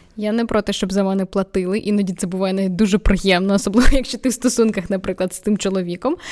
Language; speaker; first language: Ukrainian; non-native, local second language; Russian